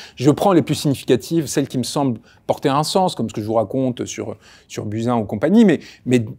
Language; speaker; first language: French; early bilingual, other home language; Spanish